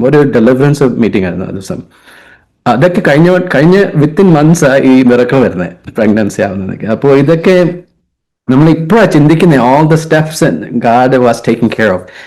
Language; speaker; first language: Malayalam; early bilingual, heritage; Hindi